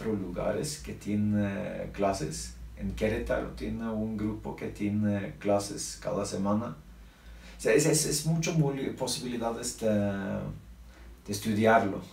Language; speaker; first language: Spanish; non-native, learner; Norwegian